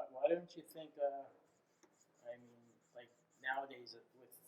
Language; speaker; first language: English; native; English